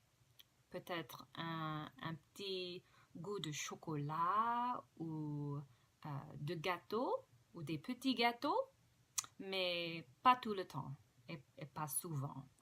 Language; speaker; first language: French; non-native, fluent; English